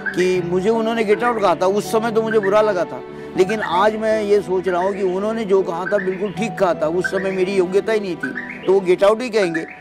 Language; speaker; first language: Hindi; non-native, local second language; Marathi